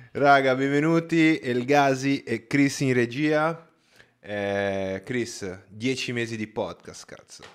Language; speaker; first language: Italian; native; Italian